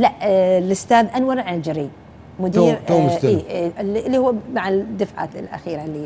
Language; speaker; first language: Arabic; native; Arabic